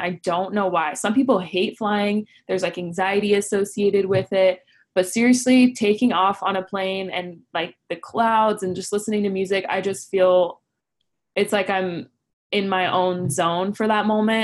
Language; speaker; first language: English; native; English